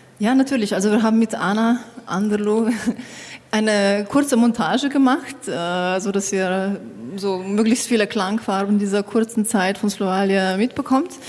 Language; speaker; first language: German; non-native, fluent; Slovenian